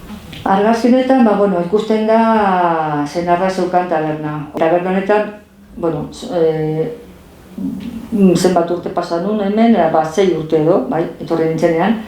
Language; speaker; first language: Basque; non-native, local second language; Spanish